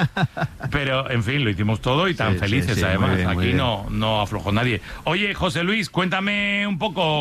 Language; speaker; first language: Spanish; native; Spanish